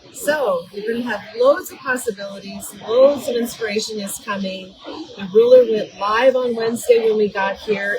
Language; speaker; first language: English; native; English